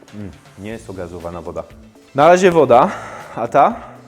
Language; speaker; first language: Polish; non-native, fluent; French